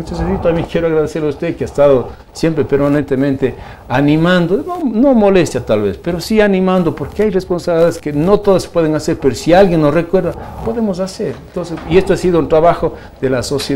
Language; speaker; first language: Spanish; native; Spanish